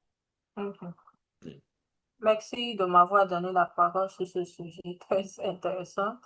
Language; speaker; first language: French; non-native, learner; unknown